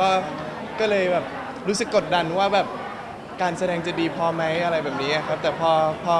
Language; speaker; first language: Thai; non-native, local second language; English